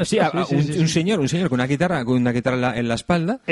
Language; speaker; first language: Spanish; native; Spanish